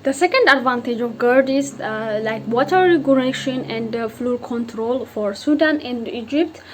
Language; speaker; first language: English; non-native, local second language; Amharic